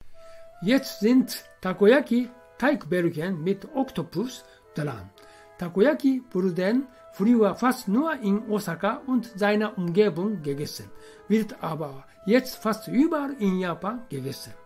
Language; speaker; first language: German; non-native, fluent; Japanese